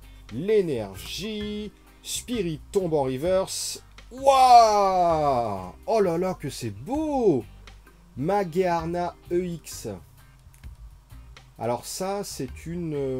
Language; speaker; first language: French; native; French